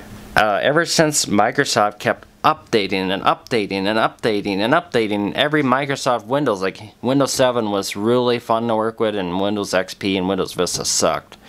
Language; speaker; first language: English; native; English